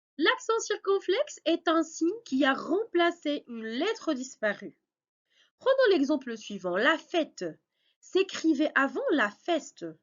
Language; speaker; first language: French; non-native, local second language; Arabic